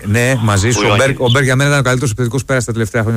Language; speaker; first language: Greek; native; Greek